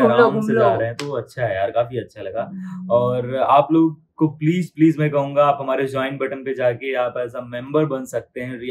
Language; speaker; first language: Hindi; native; Hindi